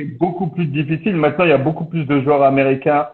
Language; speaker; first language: French; native; French